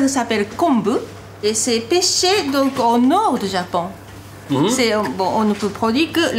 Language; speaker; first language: French; non-native, fluent; Japanese